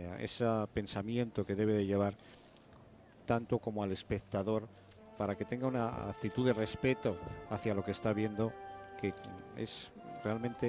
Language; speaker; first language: Spanish; native; Spanish